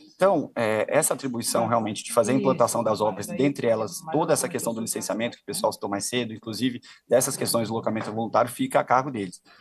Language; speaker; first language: Portuguese; native; Portuguese